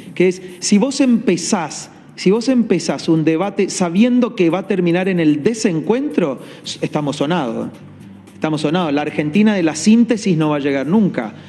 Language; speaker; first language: Spanish; native; Spanish